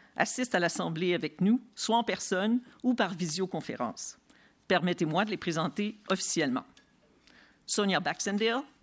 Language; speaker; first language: French; native; French